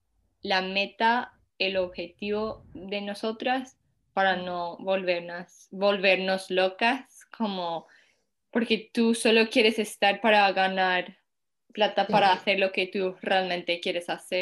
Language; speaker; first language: Spanish; early bilingual, heritage; Spanish